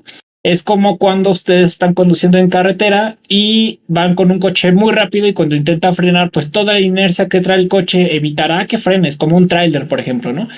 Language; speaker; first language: Spanish; native; Spanish